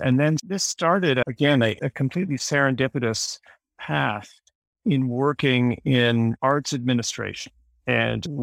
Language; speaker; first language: English; native; English